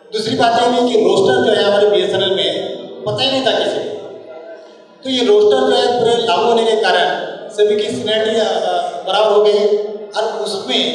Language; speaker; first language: Hindi; non-native, local second language; Marathi